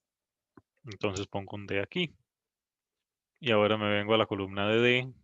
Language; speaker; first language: Spanish; native; Spanish